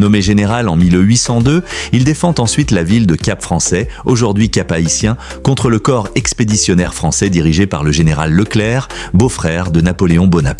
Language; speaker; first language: French; non-native, local second language; Haitian Creole